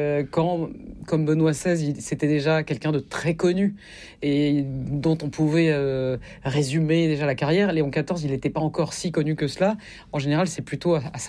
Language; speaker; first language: French; native; French